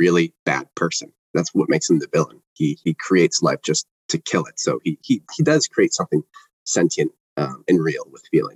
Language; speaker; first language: English; native; English